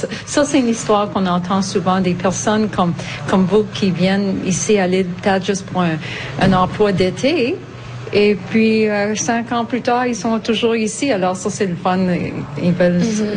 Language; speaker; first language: French; native; French